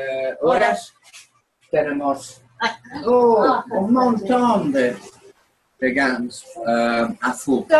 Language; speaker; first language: Spanish; non-native, learner; English